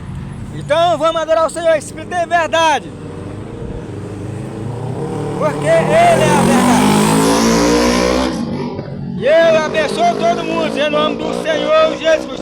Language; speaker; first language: Portuguese; native; Portuguese